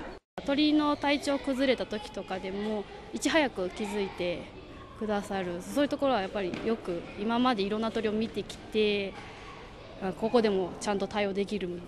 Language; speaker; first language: Japanese; native; Japanese